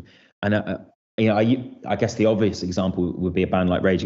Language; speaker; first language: English; native; English